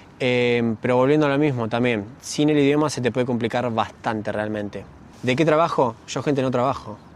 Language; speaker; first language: Spanish; native; Spanish